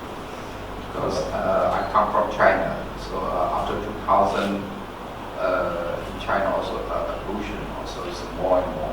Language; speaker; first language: English; non-native, learner; Chinese